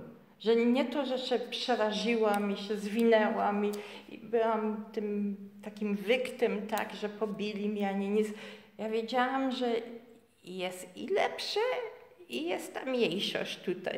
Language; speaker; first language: Polish; early bilingual, heritage; Polish